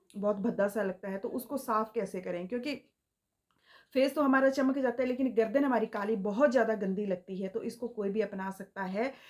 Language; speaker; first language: Hindi; native; Hindi